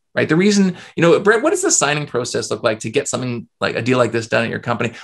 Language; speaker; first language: English; native; English